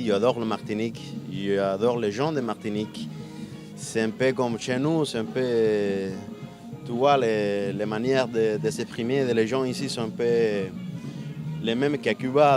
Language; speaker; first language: French; non-native, fluent; Spanish